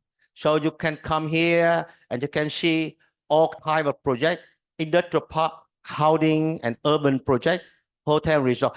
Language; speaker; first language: English; non-native, learner; Vietnamese